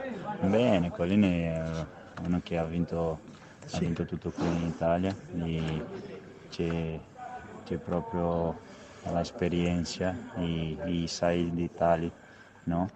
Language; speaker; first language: Italian; non-native, fluent; Portuguese